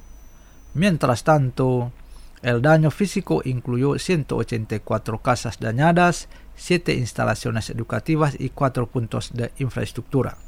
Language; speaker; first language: Spanish; non-native, fluent; Indonesian